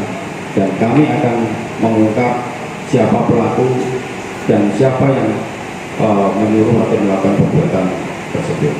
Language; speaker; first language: Indonesian; native; Indonesian